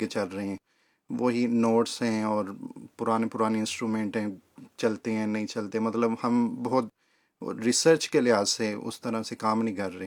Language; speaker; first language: Urdu; native; Urdu